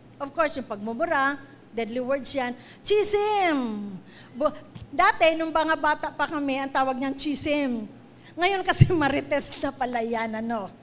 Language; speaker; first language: Filipino; non-native, local second language; Cebuano